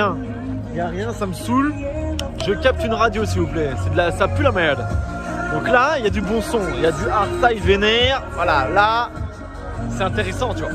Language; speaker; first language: French; native; French